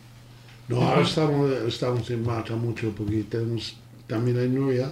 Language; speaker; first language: Spanish; non-native, learner; English